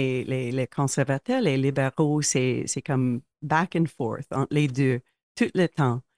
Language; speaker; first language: French; non-native, local second language; English